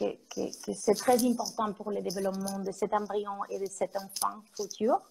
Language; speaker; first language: French; non-native, fluent; Spanish